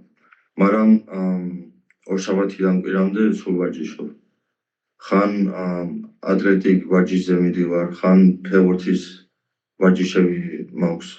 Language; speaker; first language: Georgian; early bilingual, heritage; Georgian